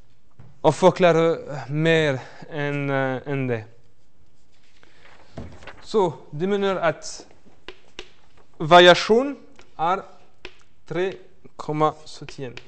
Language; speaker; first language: Swedish; non-native, fluent; French